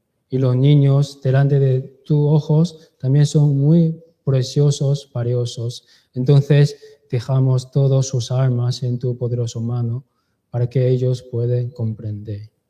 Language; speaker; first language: Spanish; non-native, learner; Chinese